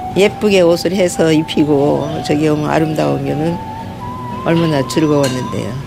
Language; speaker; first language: Korean; native; Korean